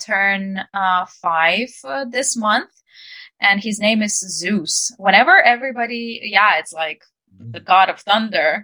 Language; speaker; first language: English; non-native, fluent; Ukrainian